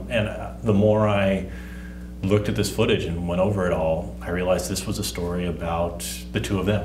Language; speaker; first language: English; native; English